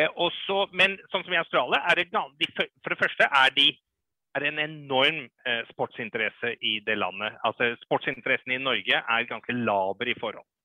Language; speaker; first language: Norwegian; early bilingual, other home language; English